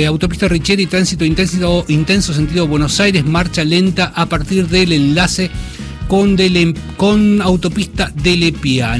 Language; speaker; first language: Spanish; native; Spanish